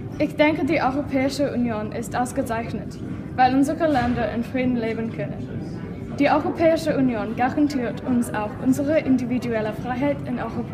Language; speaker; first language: German; non-native, learner; English